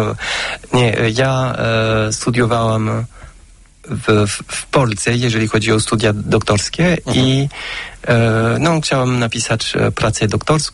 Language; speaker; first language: Polish; non-native, fluent; French